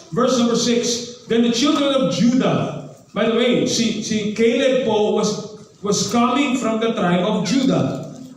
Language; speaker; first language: English; non-native, local second language; Filipino